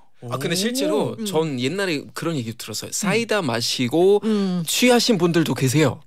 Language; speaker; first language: Korean; non-native, fluent; German